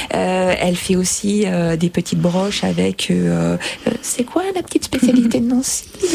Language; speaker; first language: French; native; French